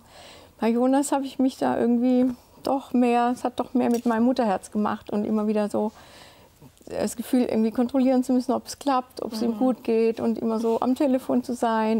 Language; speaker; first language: German; native; German